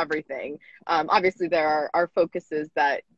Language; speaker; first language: English; native; English